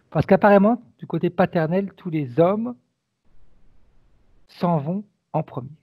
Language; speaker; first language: French; native; French